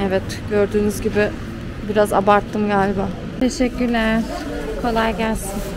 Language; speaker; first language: Turkish; early bilingual, heritage; Turkish